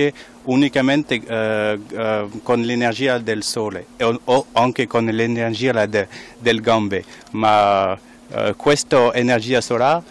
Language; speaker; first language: Italian; non-native, fluent; French